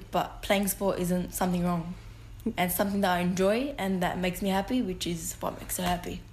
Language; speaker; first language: English; native; English